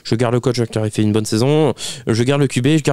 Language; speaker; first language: French; native; French